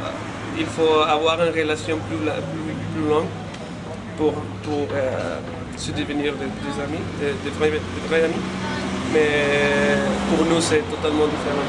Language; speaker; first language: French; non-native, fluent; Spanish